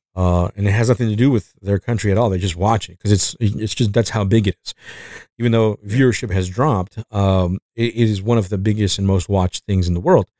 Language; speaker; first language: English; non-native, fluent; Spanish